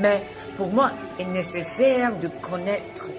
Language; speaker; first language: French; non-native, learner; English